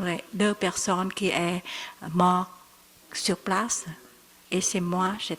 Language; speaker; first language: French; non-native, learner; Vietnamese